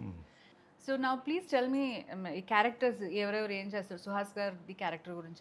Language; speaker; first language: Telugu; non-native, fluent; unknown